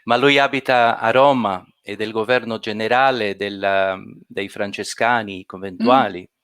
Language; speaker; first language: Italian; non-native, fluent; Portuguese